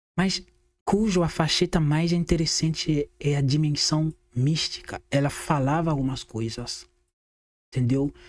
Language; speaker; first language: Portuguese; non-native, fluent; Haitian Creole